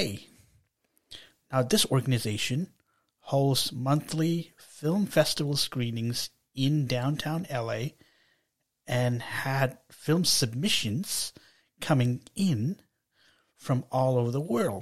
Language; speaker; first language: English; non-native, local second language; Telugu